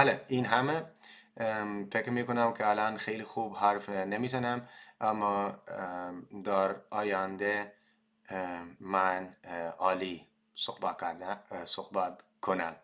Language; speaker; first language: Persian; non-native, learner; Dutch